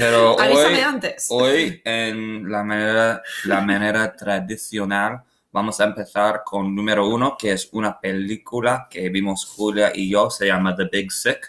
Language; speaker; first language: Spanish; non-native, learner; English